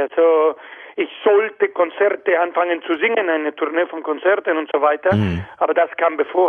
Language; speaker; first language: German; non-native, learner; Spanish